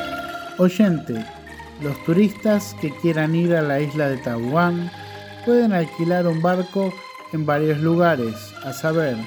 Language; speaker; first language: Spanish; non-native, fluent; Indonesian